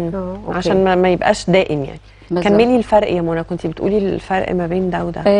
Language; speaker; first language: Arabic; native; Arabic